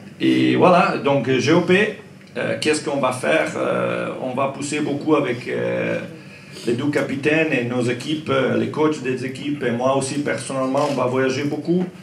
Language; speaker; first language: French; non-native, learner; Croatian